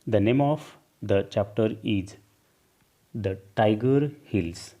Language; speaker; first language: English; non-native, local second language; Marathi